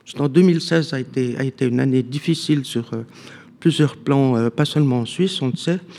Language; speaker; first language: French; native; French